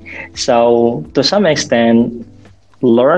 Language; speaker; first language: English; non-native, fluent; Indonesian